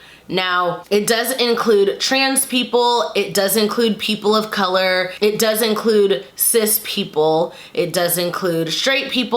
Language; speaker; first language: English; native; English